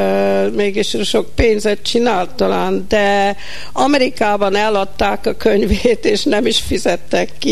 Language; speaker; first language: Hungarian; early bilingual, heritage; Hungarian